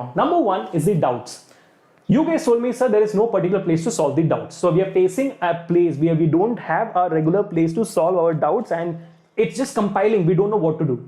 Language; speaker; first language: English; non-native, local second language; Hindi